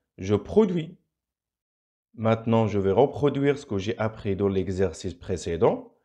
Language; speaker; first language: French; non-native, local second language; Arabic